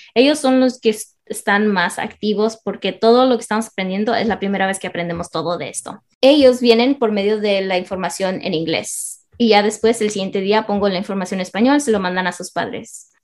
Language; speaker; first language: Spanish; early bilingual, heritage; Spanish